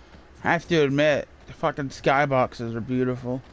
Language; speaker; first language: English; native; English